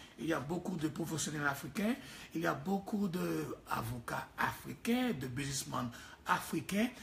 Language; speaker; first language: French; non-native, local second language; Haitian Creole